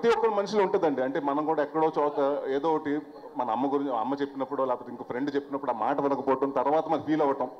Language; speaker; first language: Telugu; native; Telugu